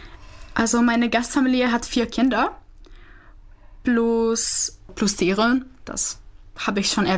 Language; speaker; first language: German; non-native, fluent; Czech